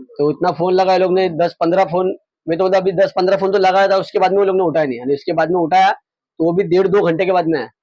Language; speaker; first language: Hindi; non-native, local second language; Marathi